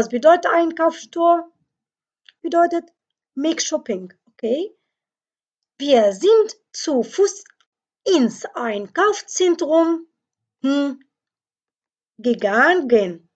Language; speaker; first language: German; non-native, fluent; Arabic